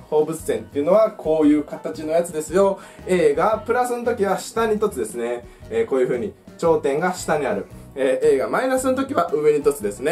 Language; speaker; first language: Japanese; native; Japanese